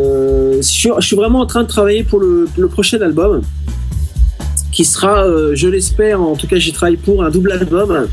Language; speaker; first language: French; native; French